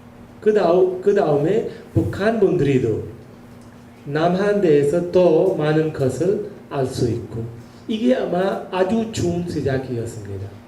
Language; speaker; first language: Korean; non-native, learner; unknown